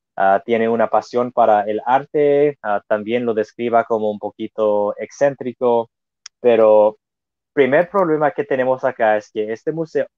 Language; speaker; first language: Spanish; native; Spanish